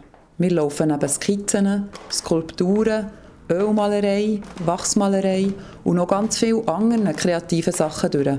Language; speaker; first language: German; native; German